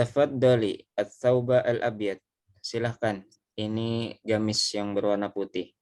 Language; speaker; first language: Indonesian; native; Indonesian